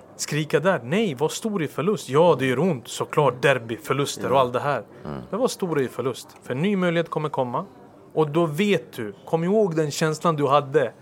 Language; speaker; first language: Swedish; early bilingual, other home language; Serbian